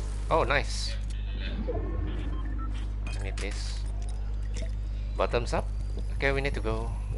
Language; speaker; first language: English; non-native, local second language; Malay